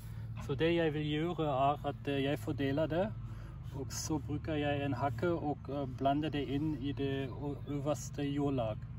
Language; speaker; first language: Norwegian; non-native, fluent; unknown